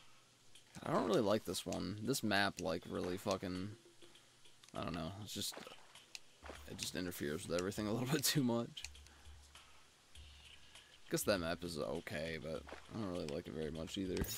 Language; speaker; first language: English; native; English